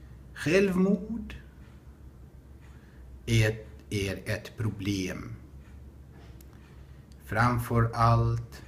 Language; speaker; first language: Swedish; non-native, fluent; Arabic